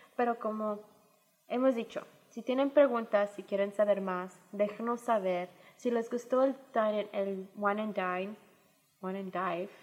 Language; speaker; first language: Spanish; early bilingual, heritage; Spanish